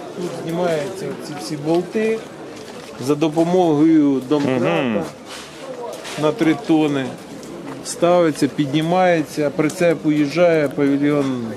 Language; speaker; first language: Ukrainian; native; Ukrainian